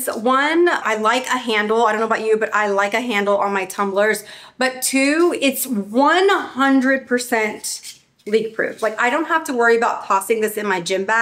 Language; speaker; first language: English; native; English